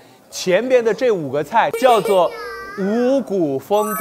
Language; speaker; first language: Chinese; native; Chinese